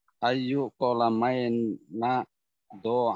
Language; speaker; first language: Arabic; non-native, learner; Indonesian